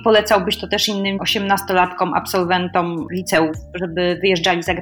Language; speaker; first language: Polish; native; Polish